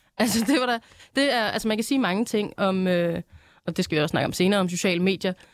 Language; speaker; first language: Danish; native; Danish